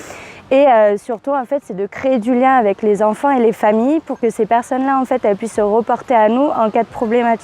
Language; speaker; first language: French; native; French